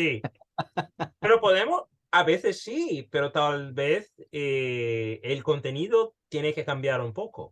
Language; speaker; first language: Spanish; early bilingual, heritage; Spanish